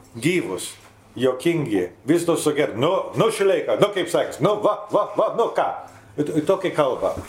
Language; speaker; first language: Lithuanian; early bilingual, heritage; Lithuanian